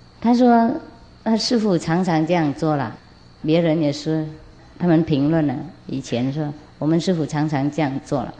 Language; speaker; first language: Chinese; non-native, fluent; Vietnamese